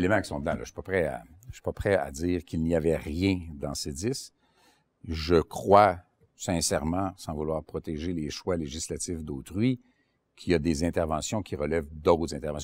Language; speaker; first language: French; native; French